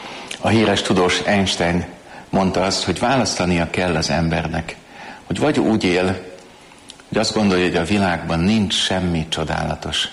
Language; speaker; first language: Hungarian; native; Hungarian